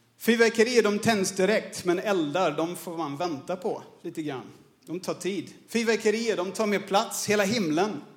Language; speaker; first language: Swedish; non-native, fluent; English